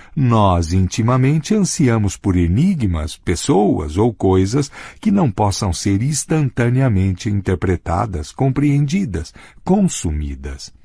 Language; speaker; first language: Portuguese; native; Portuguese